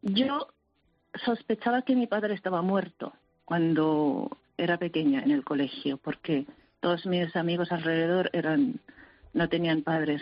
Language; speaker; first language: Spanish; early bilingual, heritage; Spanish